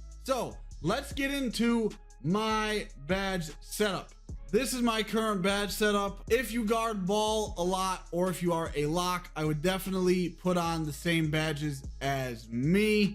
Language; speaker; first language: English; native; English